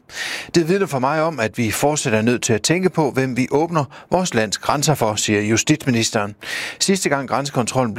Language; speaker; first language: Danish; native; Danish